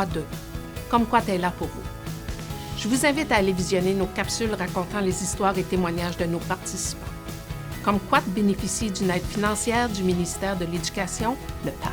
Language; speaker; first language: French; native; French